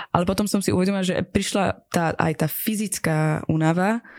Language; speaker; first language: Slovak; non-native, fluent; Persian